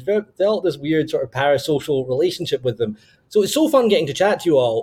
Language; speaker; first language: English; native; English